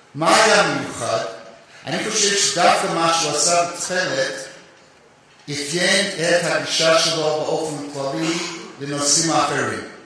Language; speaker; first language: Hebrew; non-native, fluent; English